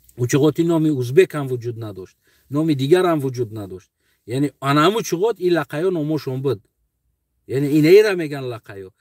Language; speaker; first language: Tajik; non-native, local second language; Uzbek